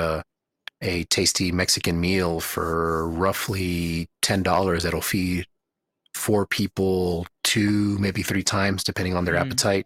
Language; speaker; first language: English; native; English